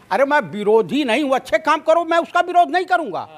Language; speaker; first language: Hindi; native; Hindi